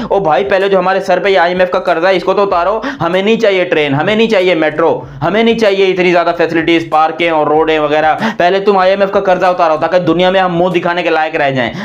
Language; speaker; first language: Urdu; non-native, local second language; Punjabi